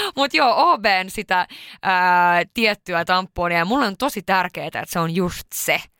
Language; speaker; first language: Finnish; early bilingual, heritage; Finnish